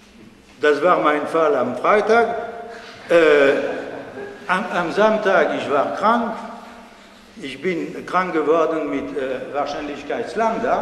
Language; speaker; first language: German; non-native, fluent; French